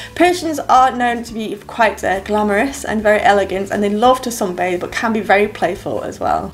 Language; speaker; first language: English; native; English